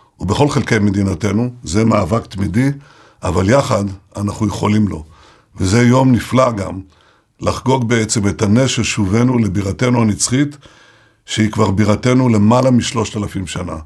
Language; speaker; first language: Hebrew; native; Hebrew